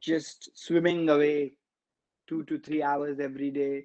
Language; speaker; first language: English; non-native, local second language; Marathi